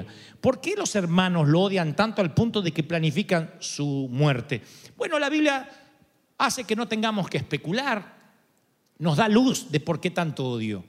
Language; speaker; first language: Spanish; native; Spanish